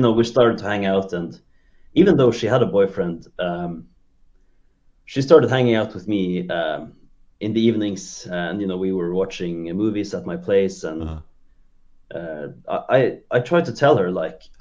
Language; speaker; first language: English; non-native, fluent; Norwegian